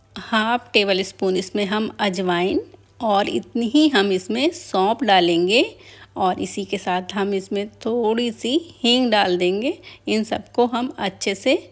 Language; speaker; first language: Hindi; native; Hindi